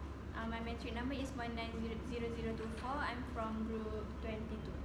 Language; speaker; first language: English; non-native, local second language; Malay